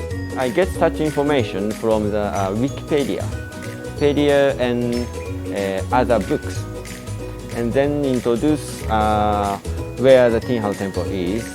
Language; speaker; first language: English; non-native, learner; Japanese